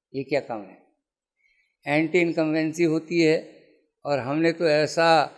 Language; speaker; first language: Hindi; native; Hindi